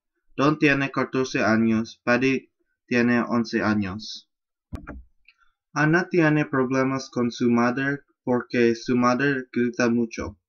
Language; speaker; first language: Spanish; non-native, learner; English